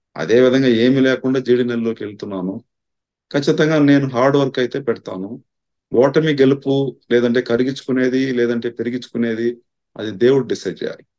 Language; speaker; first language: Telugu; non-native, local second language; Tamil